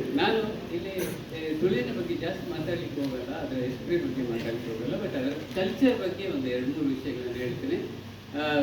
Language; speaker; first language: Kannada; non-native, local second language; Tulu